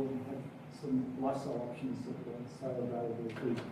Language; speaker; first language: English; native; English